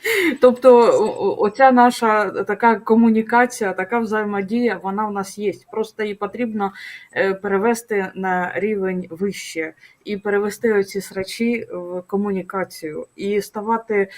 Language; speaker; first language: Ukrainian; native; Ukrainian